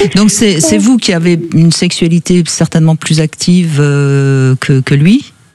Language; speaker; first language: French; native; French